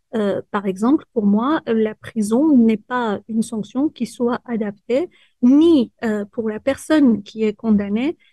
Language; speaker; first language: French; early bilingual, other home language; Persian